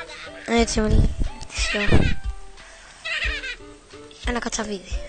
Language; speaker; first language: Greek; native; Greek